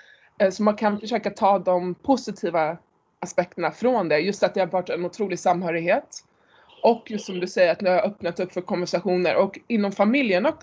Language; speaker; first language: Swedish; native; Swedish